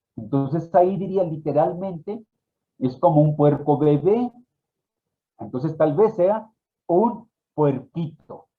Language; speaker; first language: Spanish; native; Spanish